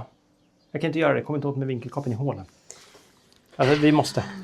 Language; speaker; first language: Swedish; native; Swedish